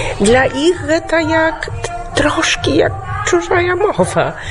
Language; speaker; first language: Polish; non-native, local second language; Belarusian